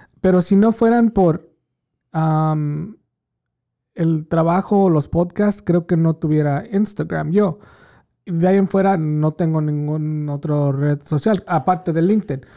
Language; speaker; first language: Spanish; early bilingual, heritage; Spanish